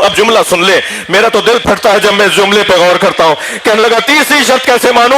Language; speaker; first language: Urdu; native; Urdu